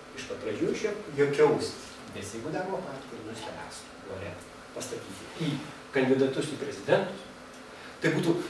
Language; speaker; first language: Lithuanian; native; Lithuanian